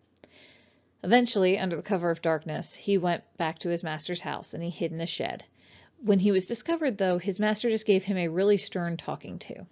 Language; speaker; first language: English; native; English